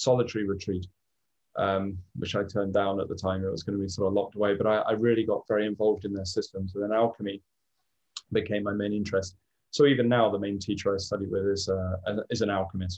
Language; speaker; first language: English; native; English